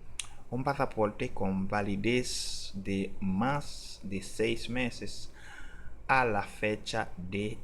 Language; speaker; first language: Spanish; non-native, learner; Haitian Creole